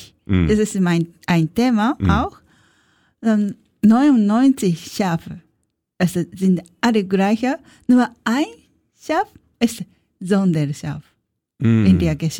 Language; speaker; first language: German; non-native, learner; Japanese